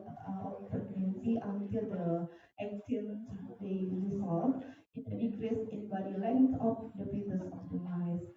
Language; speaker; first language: English; non-native, learner; Indonesian